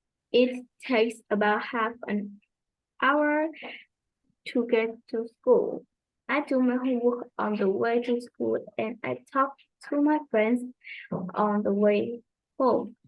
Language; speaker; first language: English; non-native, learner; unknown